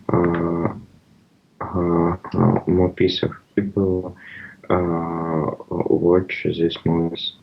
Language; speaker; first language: English; non-native, learner; Russian